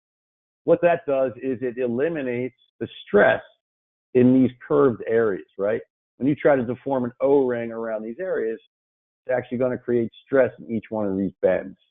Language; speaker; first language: English; native; English